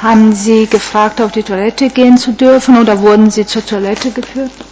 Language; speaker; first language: German; non-native, fluent; Italian